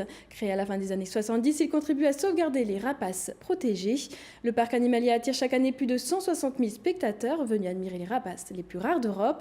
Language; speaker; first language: French; native; French